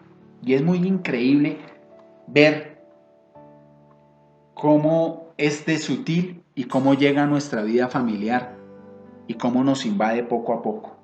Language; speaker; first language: Spanish; native; Spanish